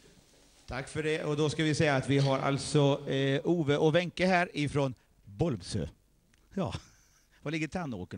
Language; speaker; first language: Swedish; native; Swedish